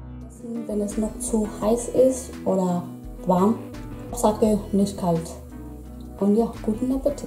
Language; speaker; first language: German; non-native, fluent; Swahili